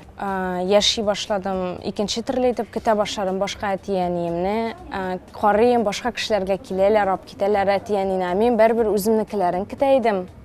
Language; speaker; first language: Tatar; non-native, local second language; Russian